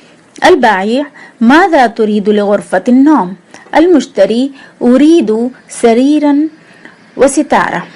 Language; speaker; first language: Arabic; non-native, fluent; Urdu